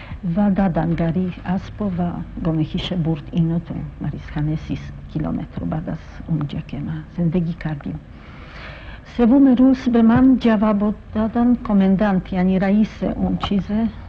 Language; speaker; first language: Persian; non-native, fluent; Polish